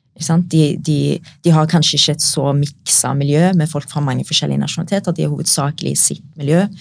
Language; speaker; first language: Norwegian; early bilingual, other home language; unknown